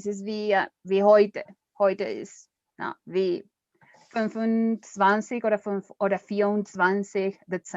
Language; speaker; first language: German; non-native, learner; Spanish